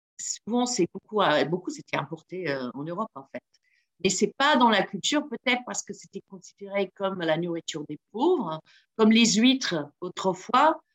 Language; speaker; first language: French; non-native, fluent; English